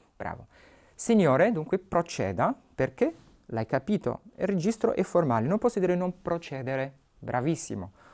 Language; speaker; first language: Italian; non-native, fluent; Arabic